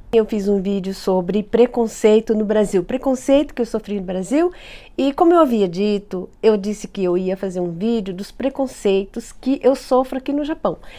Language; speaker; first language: Portuguese; native; Portuguese